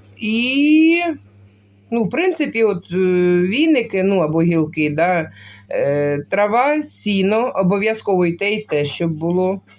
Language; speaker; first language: Ukrainian; non-native, local second language; Russian